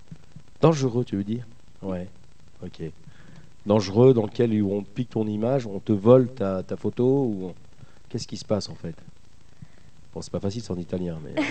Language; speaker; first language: French; native; French